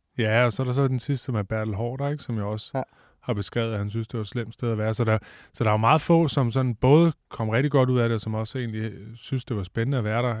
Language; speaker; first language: Danish; native; Danish